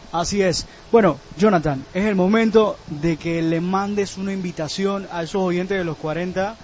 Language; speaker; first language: Spanish; native; Spanish